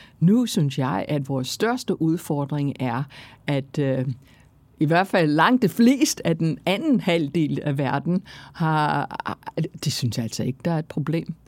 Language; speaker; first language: Danish; non-native, fluent; English